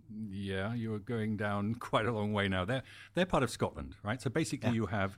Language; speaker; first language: English; native; English